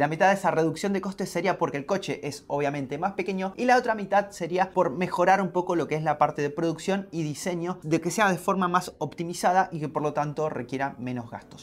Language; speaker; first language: Spanish; native; Spanish